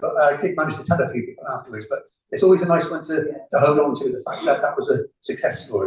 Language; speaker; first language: English; native; English